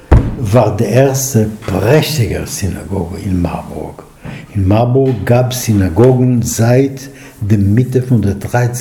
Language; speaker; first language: German; non-native, fluent; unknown